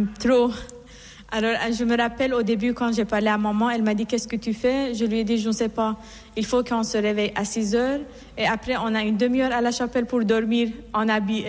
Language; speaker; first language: French; non-native, fluent; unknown